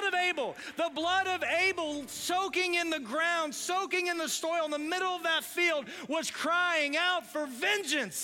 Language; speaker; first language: English; native; English